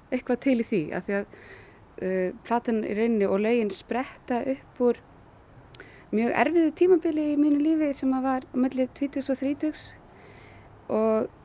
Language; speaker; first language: Icelandic; native; Icelandic